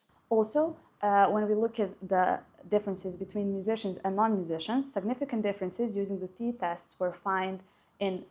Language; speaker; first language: English; non-native, fluent; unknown